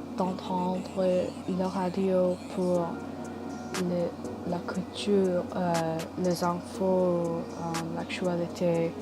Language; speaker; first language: French; non-native, learner; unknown